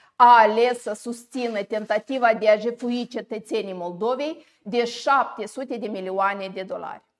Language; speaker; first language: Romanian; native; Romanian